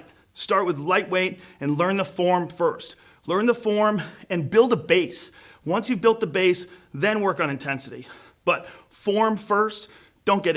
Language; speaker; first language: English; native; English